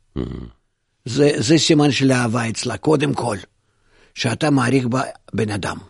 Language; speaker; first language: Hebrew; non-native, fluent; Russian